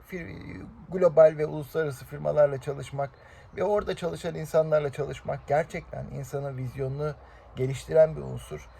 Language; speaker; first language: Turkish; native; Turkish